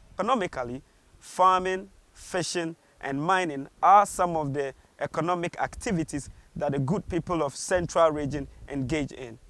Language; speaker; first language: English; non-native, local second language; Akan